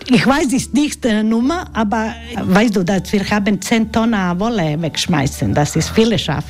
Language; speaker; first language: German; non-native, learner; Croatian